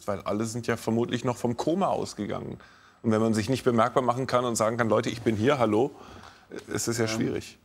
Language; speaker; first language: German; native; German